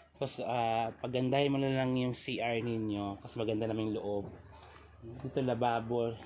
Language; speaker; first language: Filipino; non-native, local second language; Cebuano